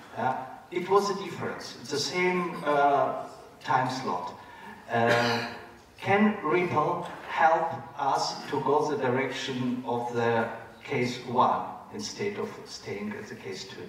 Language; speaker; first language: English; non-native, fluent; German